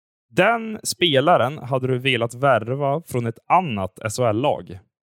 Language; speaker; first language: Swedish; native; Swedish